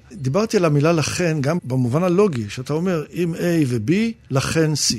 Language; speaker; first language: Hebrew; early bilingual, other home language; English